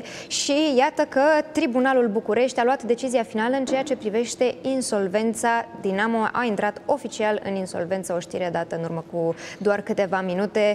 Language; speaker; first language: Romanian; native; Romanian